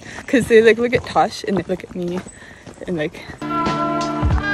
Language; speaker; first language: English; native; English